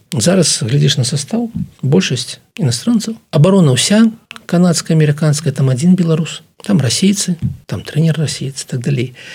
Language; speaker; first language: Belarusian; non-native, local second language; Russian